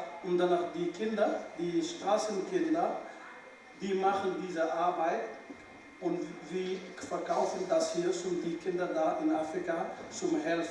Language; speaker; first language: German; non-native, fluent; Wolof